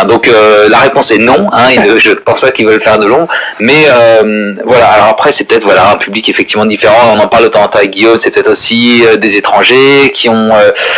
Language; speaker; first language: French; native; French